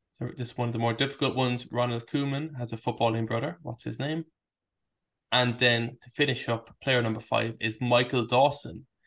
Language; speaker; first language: English; native; English